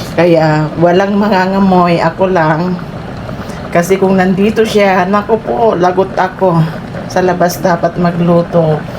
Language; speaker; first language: Filipino; non-native, local second language; Iloko